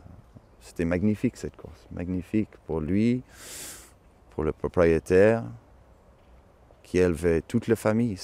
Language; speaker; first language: French; non-native, fluent; English